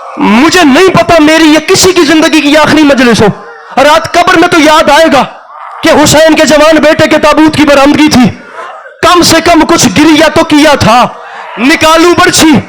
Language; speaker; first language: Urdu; non-native, local second language; Punjabi